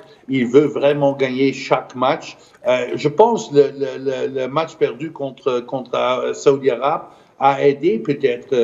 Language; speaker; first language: French; non-native, fluent; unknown